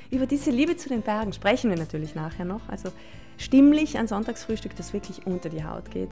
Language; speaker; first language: German; native; German